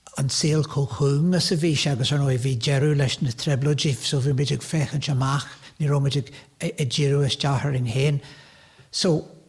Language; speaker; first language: Irish; native; Irish